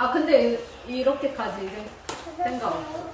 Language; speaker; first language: Korean; non-native, learner; Indonesian